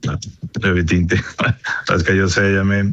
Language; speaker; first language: Swedish; non-native, learner; Spanish